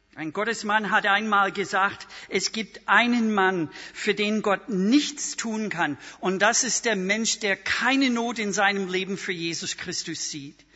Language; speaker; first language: German; non-native, fluent; English